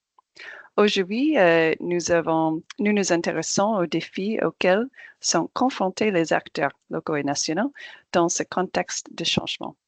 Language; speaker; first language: French; non-native, fluent; English